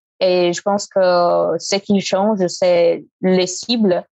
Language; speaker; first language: French; non-native, fluent; Portuguese